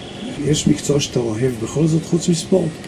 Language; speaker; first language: Hebrew; native; Hebrew